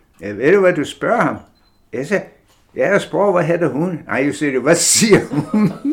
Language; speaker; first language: Danish; non-native, fluent; English